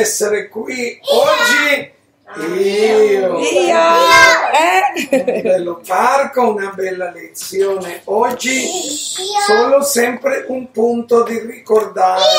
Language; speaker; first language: Italian; non-native, learner; Spanish